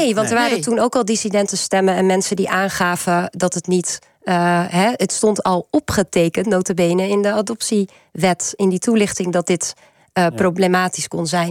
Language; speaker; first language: Dutch; native; Dutch